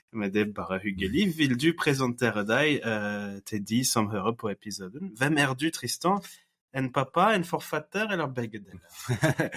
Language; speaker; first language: Norwegian; non-native, fluent; French